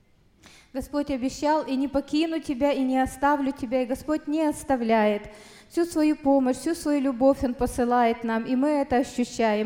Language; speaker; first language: Russian; native; Russian